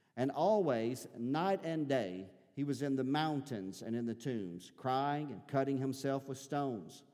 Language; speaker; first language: English; native; English